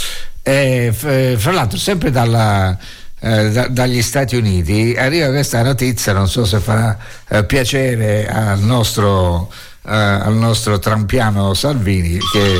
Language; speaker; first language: Italian; native; Italian